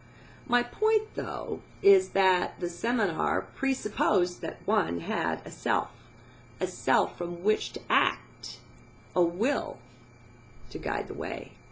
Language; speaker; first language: English; native; English